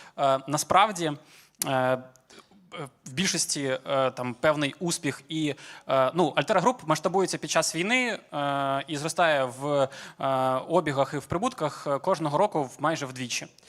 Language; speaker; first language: Ukrainian; early bilingual, other home language; Georgian